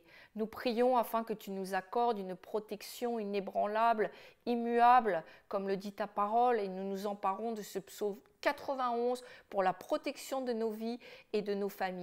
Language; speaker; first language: French; native; French